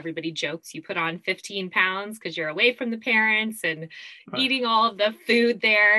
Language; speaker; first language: English; native; English